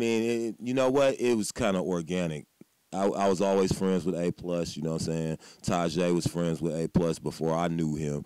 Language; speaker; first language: English; native; English